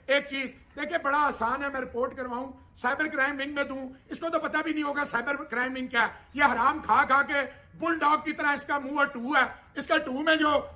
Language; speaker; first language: Urdu; native; Urdu